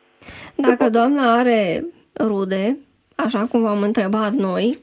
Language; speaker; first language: Romanian; native; Romanian